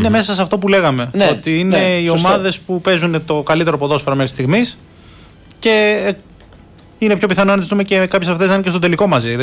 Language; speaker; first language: Greek; native; Greek